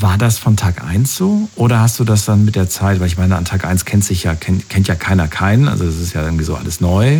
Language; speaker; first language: German; native; German